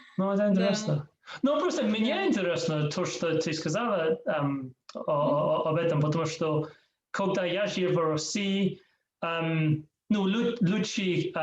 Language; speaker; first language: Russian; non-native, learner; English